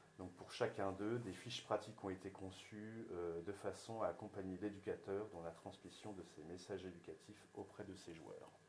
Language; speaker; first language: French; native; French